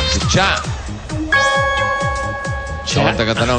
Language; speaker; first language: Filipino; native; Filipino